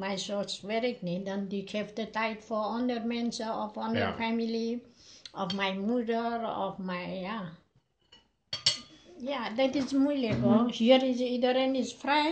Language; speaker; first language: Dutch; non-native, learner; Nepali